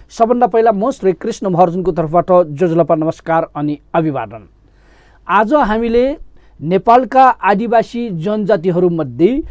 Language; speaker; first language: Nepali; non-native, local second language; Newari